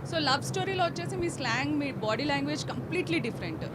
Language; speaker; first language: Telugu; native; Telugu